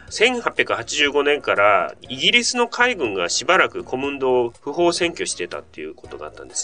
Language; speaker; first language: Japanese; native; Japanese